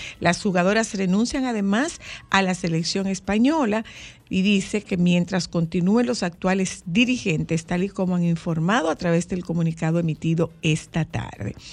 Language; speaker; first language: Spanish; native; Spanish